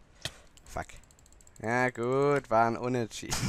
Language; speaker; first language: German; native; German